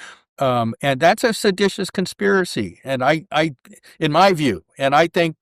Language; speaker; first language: English; native; English